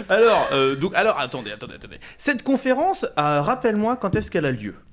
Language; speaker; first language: French; native; French